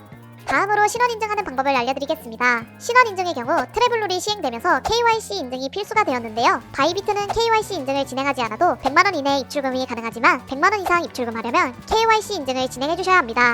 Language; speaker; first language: Korean; native; Korean